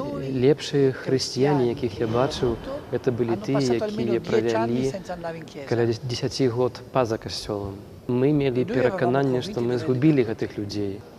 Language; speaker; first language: Belarusian; non-native, fluent; Italian